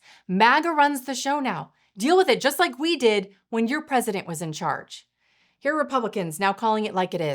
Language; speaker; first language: English; native; English